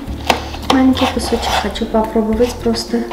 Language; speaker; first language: Russian; non-native, fluent; Armenian